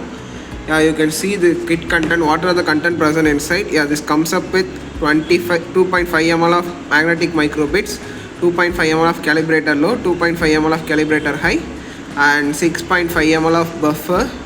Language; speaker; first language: English; non-native, local second language; Tamil